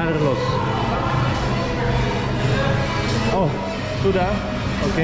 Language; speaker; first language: Indonesian; non-native, learner; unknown